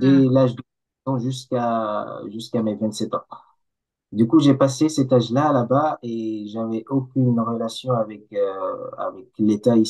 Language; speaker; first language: French; non-native, local second language; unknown